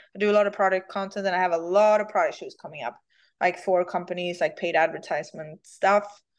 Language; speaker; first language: English; non-native, fluent; Swedish